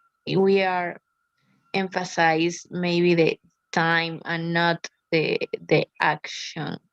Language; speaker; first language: English; non-native, learner; Spanish